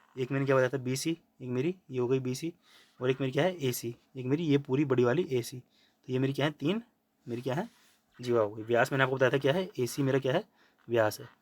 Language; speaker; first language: Hindi; native; Hindi